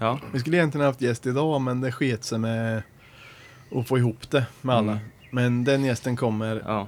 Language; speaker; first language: Swedish; native; Swedish